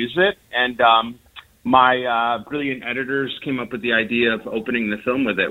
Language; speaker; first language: English; native; English